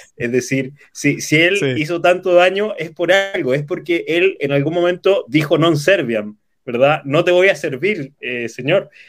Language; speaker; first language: Spanish; native; Spanish